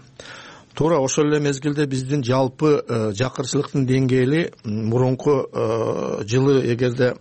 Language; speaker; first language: Kyrgyz; native; Kyrgyz